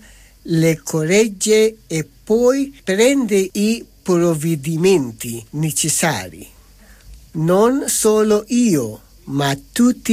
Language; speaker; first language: Italian; non-native, fluent; Persian